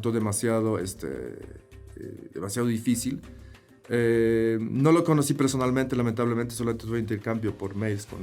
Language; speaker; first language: Spanish; non-native, fluent; Polish